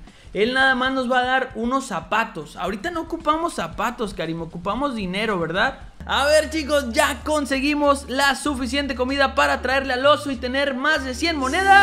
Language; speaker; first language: Spanish; native; Spanish